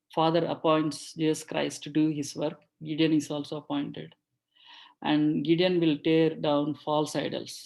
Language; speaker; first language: English; non-native, local second language; Telugu